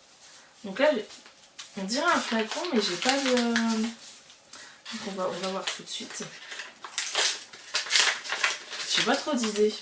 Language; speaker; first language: French; native; French